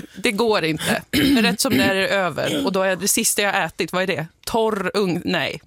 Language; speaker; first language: Swedish; native; Swedish